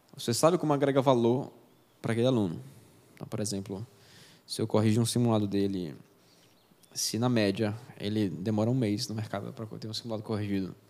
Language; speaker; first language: Portuguese; native; Portuguese